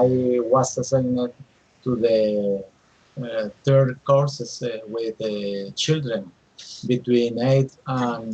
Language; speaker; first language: English; non-native, learner; Spanish